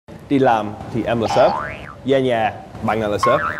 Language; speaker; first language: Vietnamese; non-native, fluent; English